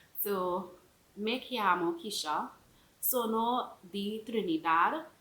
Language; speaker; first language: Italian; non-native, learner; English